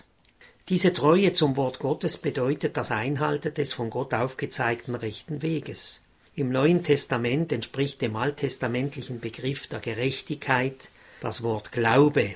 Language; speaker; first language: German; native; German